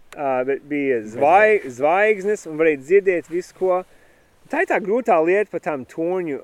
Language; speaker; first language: Latvian; early bilingual, heritage; Latvian